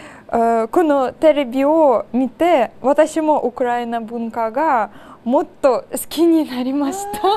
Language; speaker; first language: Japanese; non-native, learner; Ukrainian